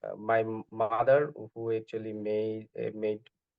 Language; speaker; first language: English; non-native, learner; Bangla